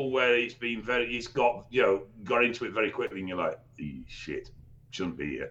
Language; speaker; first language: English; native; English